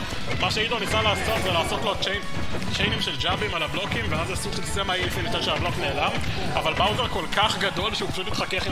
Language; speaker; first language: Hebrew; native; Hebrew